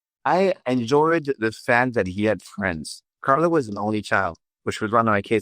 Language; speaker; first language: English; non-native, fluent; French